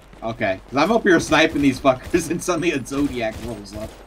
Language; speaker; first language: English; native; English